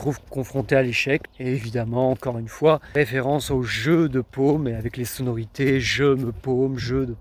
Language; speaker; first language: French; native; French